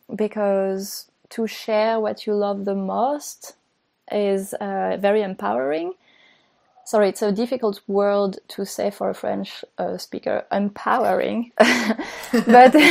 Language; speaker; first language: English; non-native, fluent; French